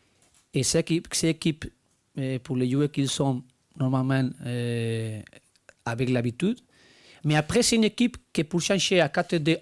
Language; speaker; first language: French; non-native, learner; Spanish